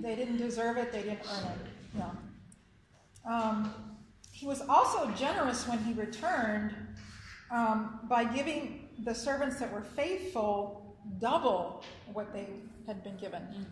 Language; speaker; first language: English; native; English